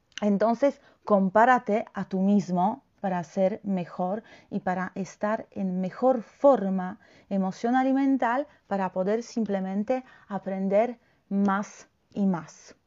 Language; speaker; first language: Spanish; non-native, fluent; Polish